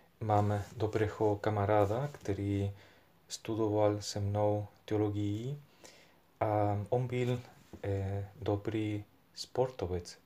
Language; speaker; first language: Czech; non-native, fluent; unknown